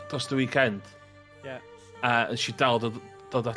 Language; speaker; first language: Welsh; native; Welsh